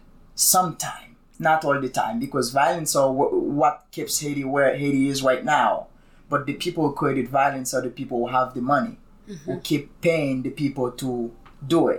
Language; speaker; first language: English; non-native, fluent; Haitian Creole